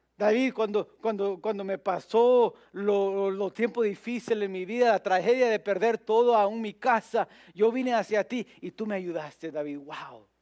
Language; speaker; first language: Spanish; early bilingual, heritage; Spanish